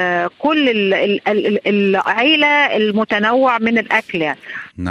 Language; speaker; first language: Arabic; native; Arabic